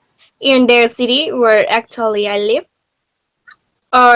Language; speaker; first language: English; non-native, learner; Spanish